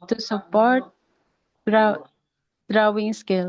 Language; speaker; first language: English; non-native, learner; Indonesian